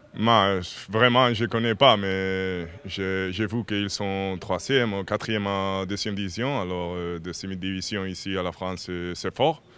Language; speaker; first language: French; non-native, learner; Spanish